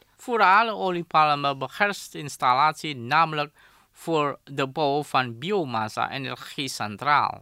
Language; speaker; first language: Dutch; non-native, fluent; Indonesian